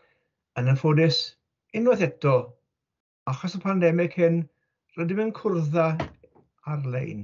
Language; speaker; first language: Welsh; native; Welsh